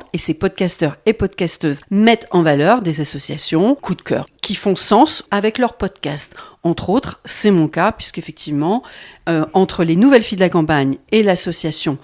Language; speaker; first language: French; native; French